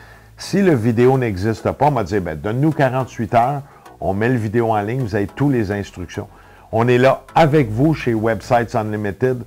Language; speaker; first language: French; native; French